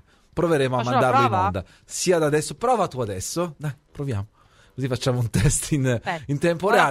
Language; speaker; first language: Italian; native; Italian